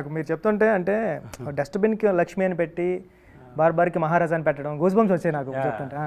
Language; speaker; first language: Telugu; native; Telugu